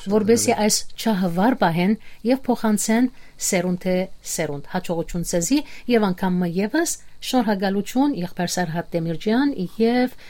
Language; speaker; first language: Armenian; native; Armenian